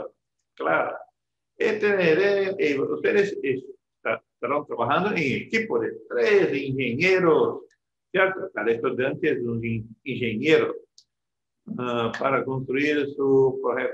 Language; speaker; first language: Portuguese; non-native, learner; Spanish